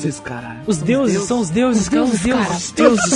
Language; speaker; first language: Portuguese; native; Portuguese